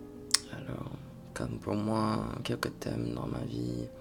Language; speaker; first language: French; non-native, fluent; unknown